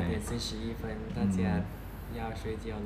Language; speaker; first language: Chinese; non-native, learner; Thai